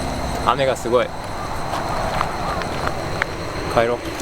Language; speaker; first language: Japanese; native; Japanese